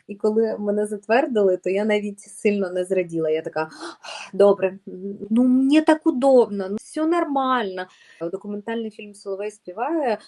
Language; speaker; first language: Ukrainian; non-native, local second language; Russian